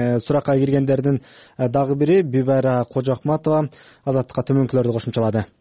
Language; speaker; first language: Kyrgyz; native; Kyrgyz